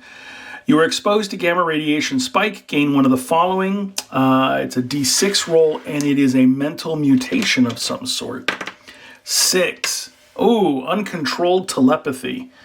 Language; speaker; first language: English; native; English